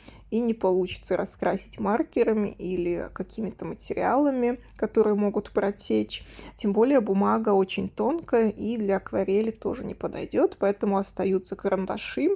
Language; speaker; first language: Russian; native; Russian